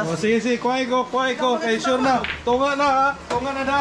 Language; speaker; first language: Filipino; non-native, local second language; Cebuano